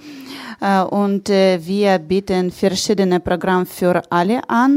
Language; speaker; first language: German; non-native, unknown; Ukrainian